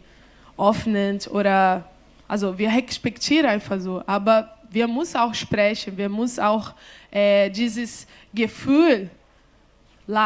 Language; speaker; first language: German; non-native, learner; Portuguese